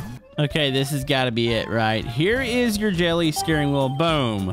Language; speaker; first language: English; native; English